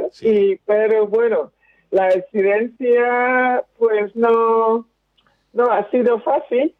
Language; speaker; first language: Spanish; non-native, fluent; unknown